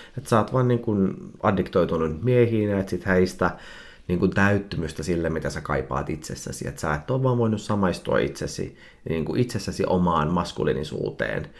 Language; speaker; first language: Finnish; early bilingual, heritage; Finnish